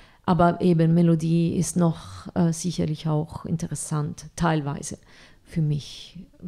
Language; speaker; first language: German; non-native, fluent; Italian